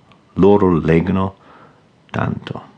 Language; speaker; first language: Italian; non-native, fluent; English